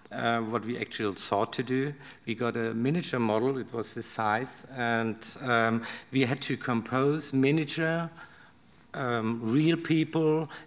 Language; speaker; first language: English; non-native, learner; German